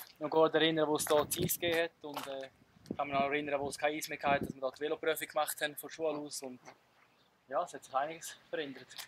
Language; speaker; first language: German; native; German